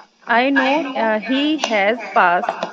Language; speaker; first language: English; non-native, learner; Hindi